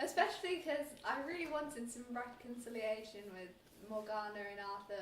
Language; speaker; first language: English; native; English